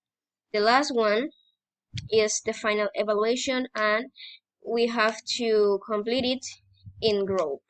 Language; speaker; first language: English; non-native, learner; Spanish